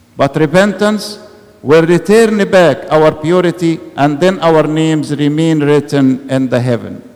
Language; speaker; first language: English; non-native, fluent; Arabic